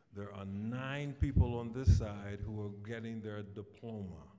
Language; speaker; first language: English; native; English